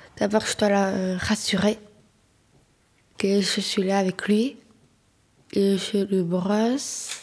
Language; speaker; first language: French; non-native, fluent; Spanish